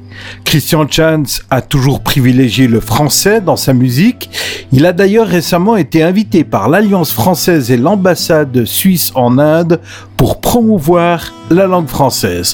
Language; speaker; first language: French; native; French